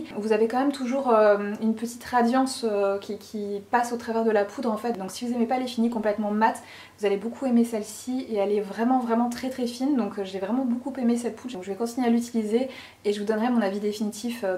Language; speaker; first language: French; native; French